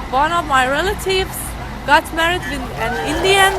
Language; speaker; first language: English; non-native, learner; Persian